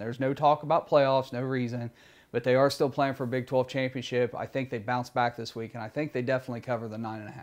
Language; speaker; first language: English; native; English